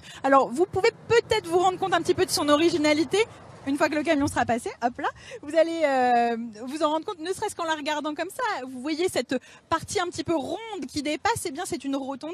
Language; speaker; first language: French; native; French